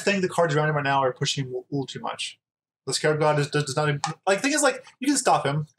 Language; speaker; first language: English; native; English